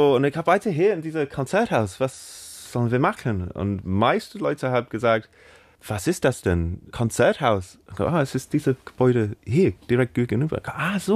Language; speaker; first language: German; non-native, fluent; English